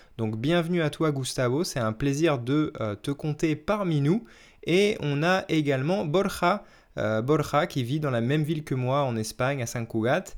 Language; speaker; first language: French; native; French